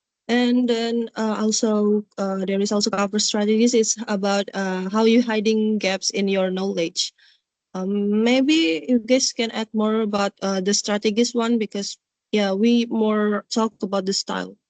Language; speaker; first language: English; non-native, learner; Indonesian